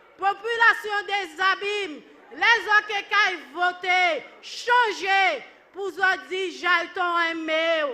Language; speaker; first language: French; native; French